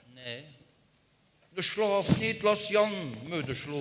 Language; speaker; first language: German; native; German